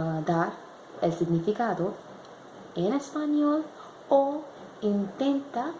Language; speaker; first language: Spanish; non-native, learner; English